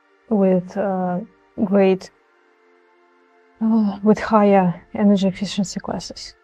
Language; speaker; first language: English; non-native, fluent; Russian